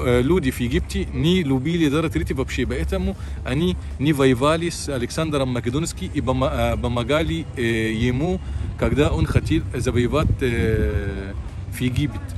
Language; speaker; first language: Russian; non-native, local second language; Arabic